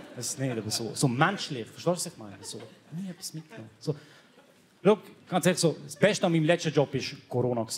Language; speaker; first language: German; early bilingual, other home language; Croatian